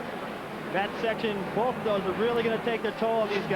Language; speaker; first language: English; native; English